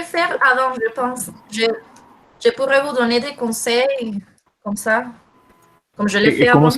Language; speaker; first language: French; non-native, fluent; Spanish